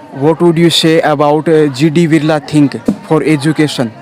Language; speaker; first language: English; non-native, local second language; Hindi